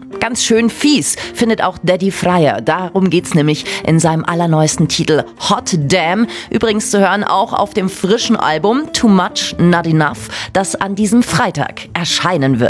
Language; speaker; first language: German; native; German